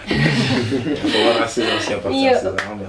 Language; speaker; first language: French; native; French